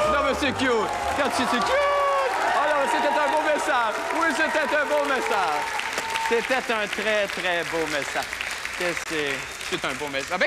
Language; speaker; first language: French; native; French